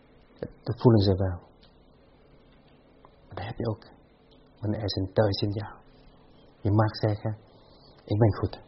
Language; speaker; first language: Dutch; non-native, fluent; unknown